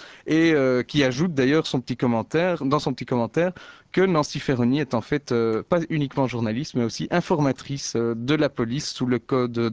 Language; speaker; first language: French; native; French